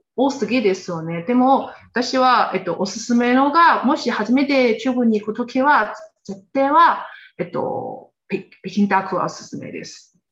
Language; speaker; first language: Japanese; non-native, fluent; Chinese